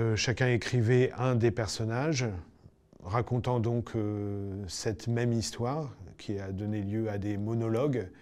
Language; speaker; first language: French; native; French